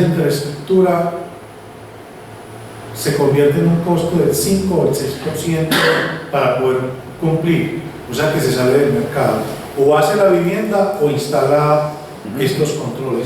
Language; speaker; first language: Spanish; native; Spanish